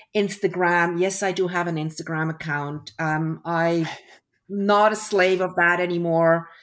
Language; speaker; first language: English; early bilingual, other home language; German